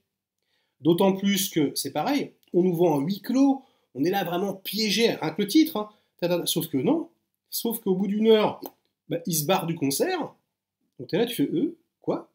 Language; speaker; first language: French; native; French